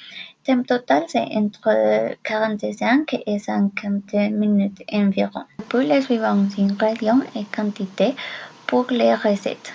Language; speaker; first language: French; non-native, learner; Spanish